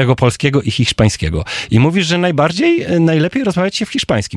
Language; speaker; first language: Polish; native; Polish